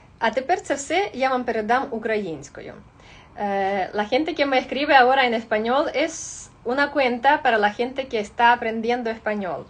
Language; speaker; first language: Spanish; non-native, fluent; Ukrainian